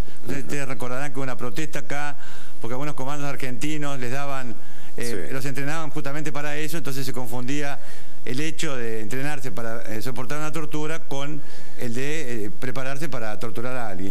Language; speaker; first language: Spanish; native; Spanish